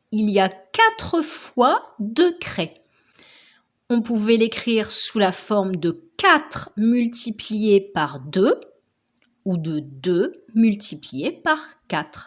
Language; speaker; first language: French; native; French